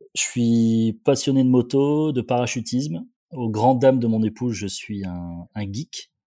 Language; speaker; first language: French; native; French